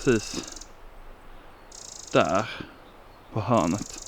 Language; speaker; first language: Swedish; native; Swedish